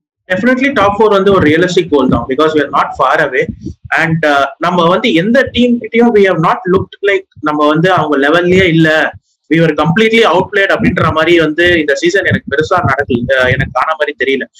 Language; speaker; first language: English; non-native, local second language; Tamil